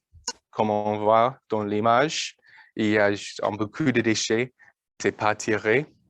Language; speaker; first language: French; non-native, learner; English